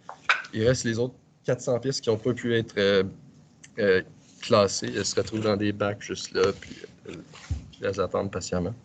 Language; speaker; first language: French; native; French